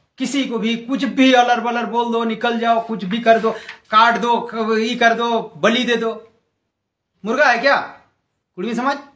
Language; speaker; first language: Hindi; non-native, local second language; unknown